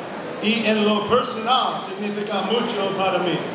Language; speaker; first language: Spanish; non-native, fluent; English